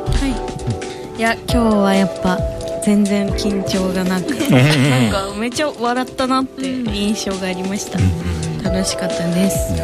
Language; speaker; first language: Japanese; non-native, fluent; Chinese